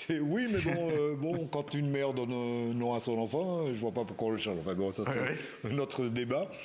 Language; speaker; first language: French; native; French